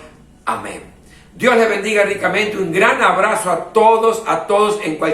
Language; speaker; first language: Spanish; native; Spanish